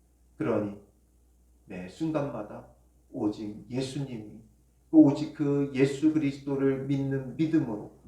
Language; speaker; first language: Korean; native; Korean